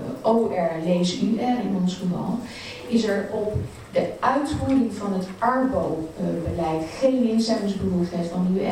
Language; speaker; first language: Dutch; native; Dutch